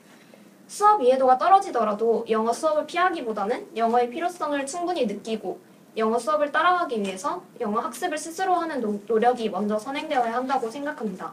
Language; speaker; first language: Korean; native; Korean